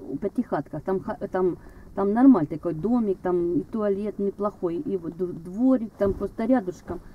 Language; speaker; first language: Russian; native; Russian